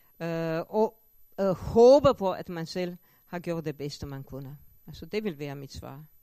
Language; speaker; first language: Danish; non-native, fluent; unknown